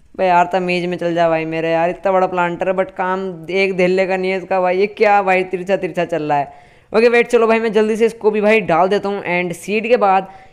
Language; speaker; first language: Hindi; native; Hindi